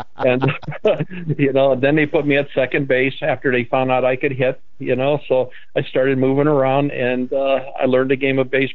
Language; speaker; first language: English; native; English